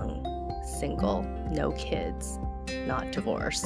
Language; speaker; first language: English; early bilingual, other home language; Chinese